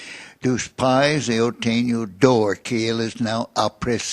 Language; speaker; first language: Portuguese; non-native, fluent; English